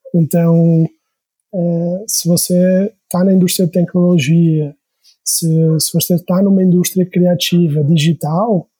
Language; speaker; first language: Portuguese; native; Portuguese